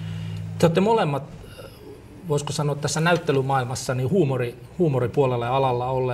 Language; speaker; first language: Finnish; native; Finnish